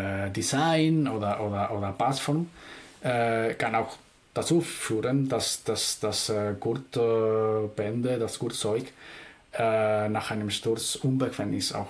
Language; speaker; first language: German; non-native, fluent; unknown